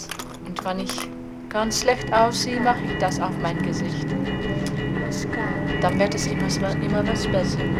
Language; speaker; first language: German; non-native, learner; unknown